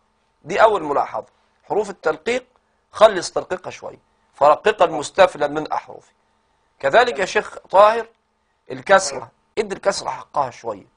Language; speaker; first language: Arabic; native; Arabic